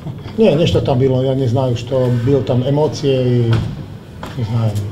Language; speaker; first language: Russian; non-native, learner; Slovak